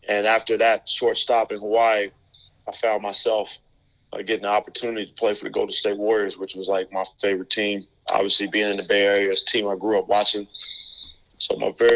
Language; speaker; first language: English; native; English